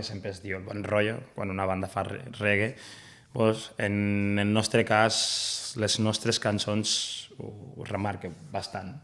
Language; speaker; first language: Catalan; early bilingual, other home language; Bini